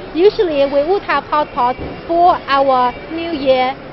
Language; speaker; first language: English; non-native, fluent; Chinese